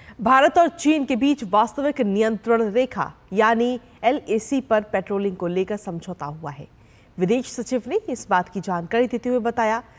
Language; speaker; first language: Hindi; native; Hindi